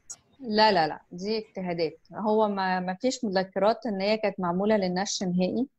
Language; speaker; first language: Arabic; native; Arabic